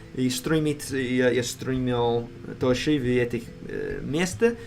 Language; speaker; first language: Russian; non-native, learner; English